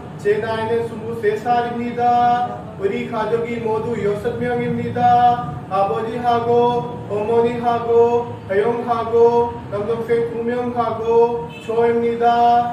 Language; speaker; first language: Korean; non-native, learner; Urdu